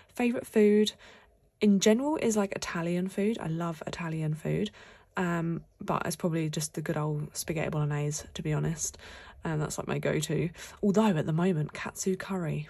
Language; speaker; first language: English; native; English